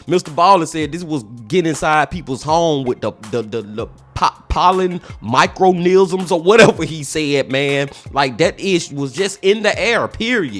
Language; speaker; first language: English; native; English